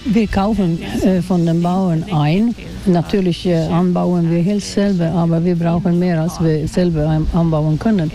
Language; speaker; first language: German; non-native, fluent; Swedish